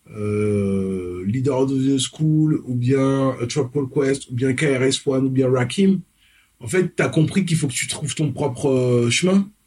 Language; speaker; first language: French; early bilingual, other home language; Fon